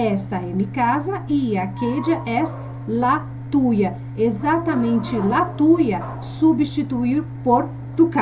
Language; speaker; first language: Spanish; non-native, fluent; Portuguese